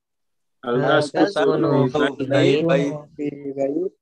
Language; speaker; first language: Arabic; non-native, learner; Indonesian